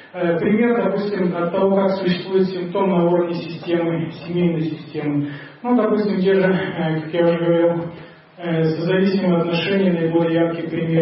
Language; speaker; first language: Russian; native; Russian